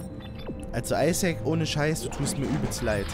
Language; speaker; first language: German; native; German